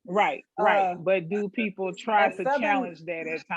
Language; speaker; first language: English; native; English